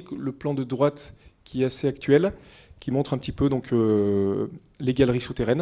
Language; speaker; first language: French; native; French